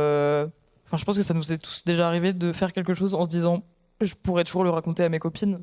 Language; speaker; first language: French; native; French